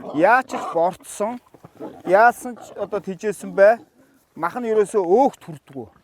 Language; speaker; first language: Mongolian; native; Mongolian